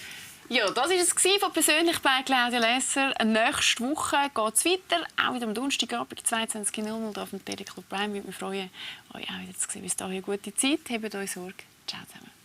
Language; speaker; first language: German; native; German